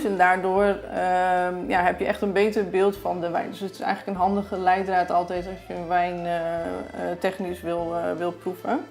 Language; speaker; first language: Dutch; native; Dutch